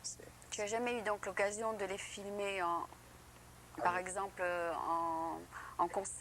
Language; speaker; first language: French; native; French